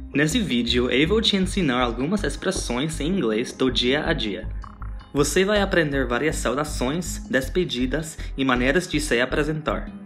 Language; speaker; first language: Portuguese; non-native, fluent; English